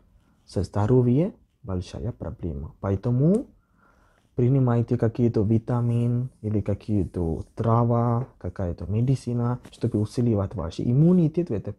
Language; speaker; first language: Russian; non-native, learner; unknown